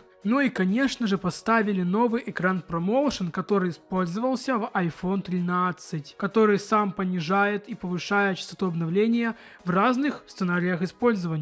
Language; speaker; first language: Russian; native; Russian